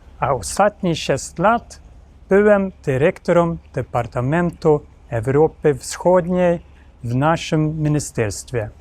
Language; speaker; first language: Polish; non-native, learner; Swedish